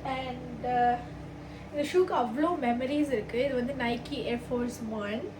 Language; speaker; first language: Tamil; early bilingual, heritage; Tamil